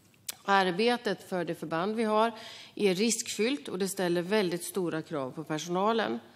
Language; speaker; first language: Swedish; native; Swedish